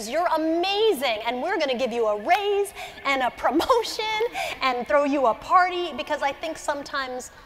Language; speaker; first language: English; native; English